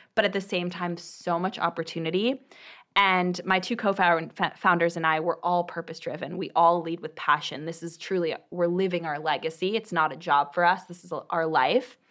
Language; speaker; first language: English; native; English